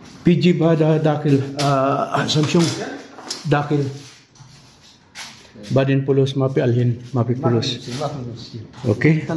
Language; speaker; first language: Arabic; non-native, learner; Filipino